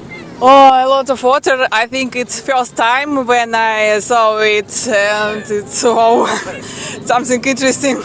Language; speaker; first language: English; non-native, learner; Russian